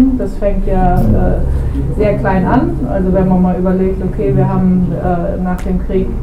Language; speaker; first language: German; native; German